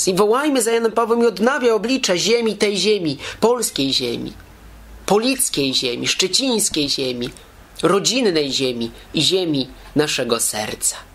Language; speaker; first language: Polish; native; Polish